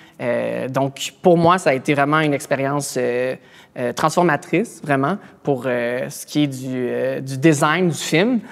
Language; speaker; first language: French; native; French